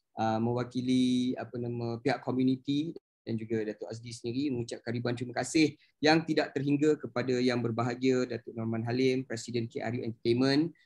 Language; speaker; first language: Malay; native; Malay